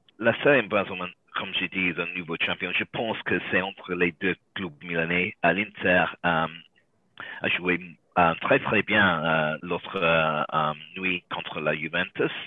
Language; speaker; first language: French; non-native, learner; English